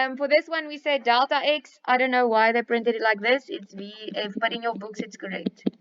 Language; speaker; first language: English; non-native, local second language; Afrikaans